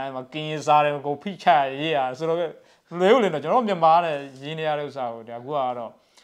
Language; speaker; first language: Burmese; non-native, local second language; S'gaw Karen